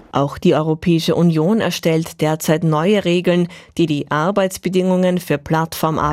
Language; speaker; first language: German; native; German